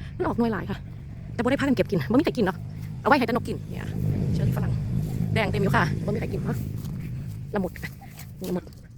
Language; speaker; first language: Thai; native; Thai